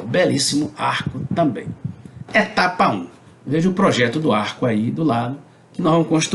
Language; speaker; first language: Portuguese; native; Portuguese